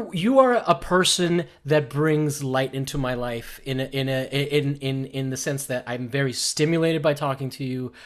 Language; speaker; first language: English; early bilingual, other home language; Spanish